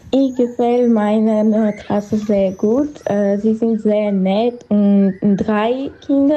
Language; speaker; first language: German; early bilingual, other home language; Armenian